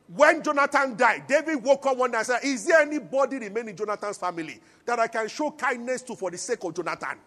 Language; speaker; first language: English; non-native, local second language; Yoruba